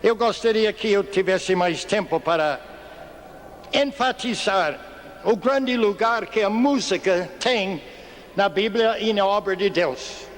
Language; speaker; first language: Portuguese; non-native, fluent; English